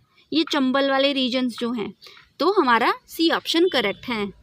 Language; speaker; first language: Hindi; native; Hindi